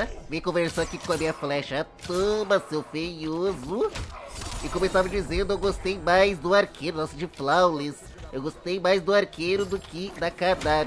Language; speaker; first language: Portuguese; native; Portuguese